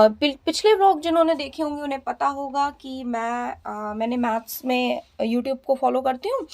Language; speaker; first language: Hindi; native; Hindi